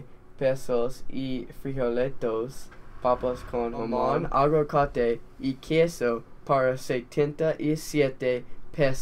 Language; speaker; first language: Spanish; non-native, learner; English